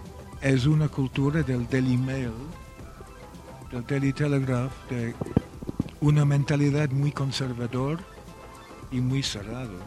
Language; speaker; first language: Spanish; non-native, fluent; Welsh